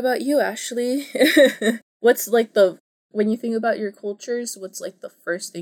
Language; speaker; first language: English; early bilingual, other home language; Spanish